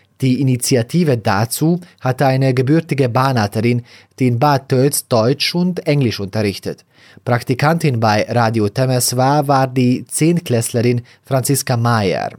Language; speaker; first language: German; native; German